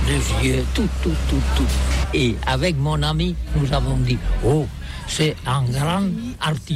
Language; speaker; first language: French; non-native, learner; Catalan